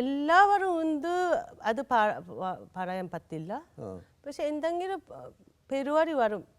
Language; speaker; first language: Malayalam; non-native, learner; Japanese